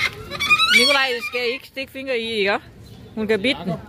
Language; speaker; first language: Danish; non-native, learner; Thai